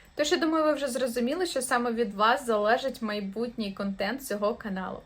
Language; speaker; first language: Ukrainian; non-native, local second language; Russian